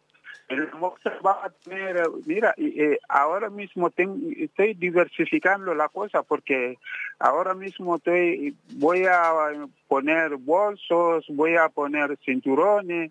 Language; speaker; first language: Spanish; non-native, fluent; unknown